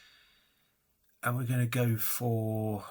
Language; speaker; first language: English; native; English